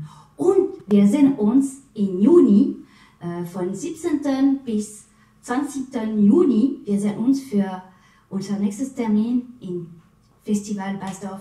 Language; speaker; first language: German; non-native, fluent; French